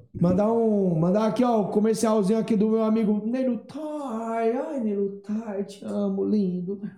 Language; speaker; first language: Portuguese; native; Portuguese